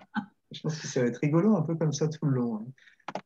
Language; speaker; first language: French; native; French